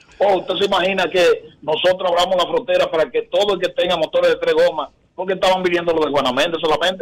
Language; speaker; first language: Spanish; native; Spanish